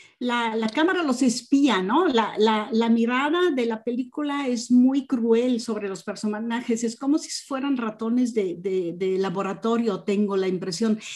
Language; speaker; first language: Spanish; non-native, fluent; German